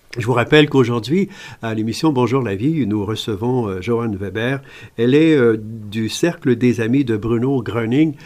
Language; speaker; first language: French; native; French